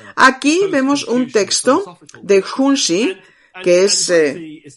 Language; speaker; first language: Spanish; non-native, fluent; English